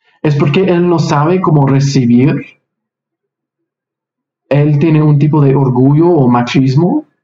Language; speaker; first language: Spanish; non-native, fluent; English